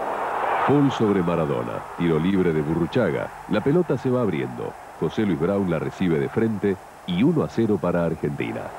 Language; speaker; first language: Spanish; native; Spanish